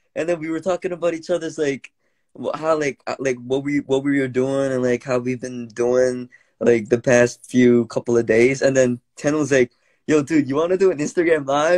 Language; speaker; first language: English; early bilingual, other home language; Korean